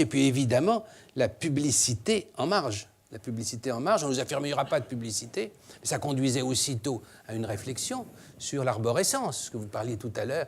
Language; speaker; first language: French; native; French